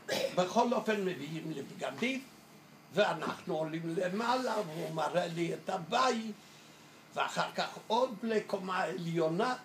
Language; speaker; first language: Hebrew; non-native, fluent; Yiddish